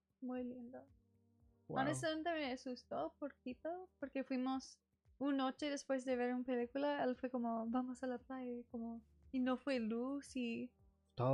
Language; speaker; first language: Spanish; non-native, learner; English